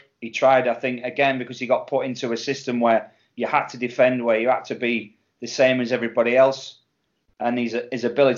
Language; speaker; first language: English; native; English